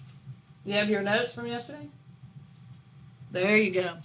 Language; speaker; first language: English; native; English